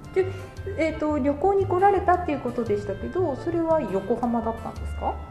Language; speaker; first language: Japanese; native; Japanese